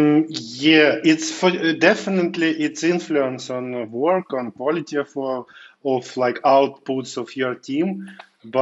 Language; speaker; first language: English; non-native, fluent; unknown